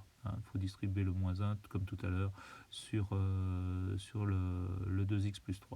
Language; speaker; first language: French; native; French